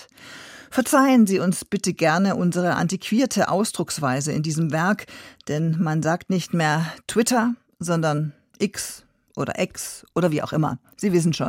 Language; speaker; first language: German; native; German